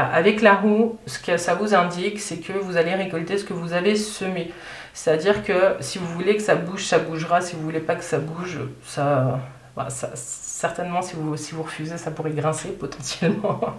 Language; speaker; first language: French; native; French